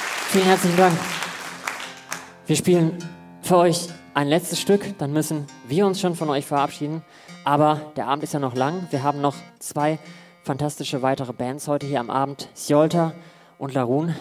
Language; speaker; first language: German; native; German